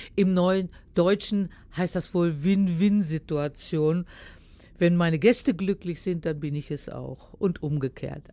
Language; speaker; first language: German; native; German